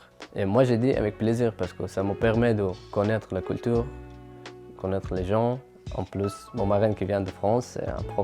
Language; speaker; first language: French; non-native, learner; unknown